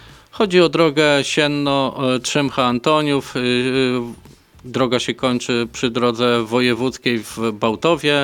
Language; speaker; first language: Polish; native; Polish